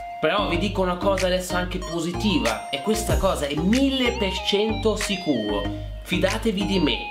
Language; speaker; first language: Italian; non-native, fluent; German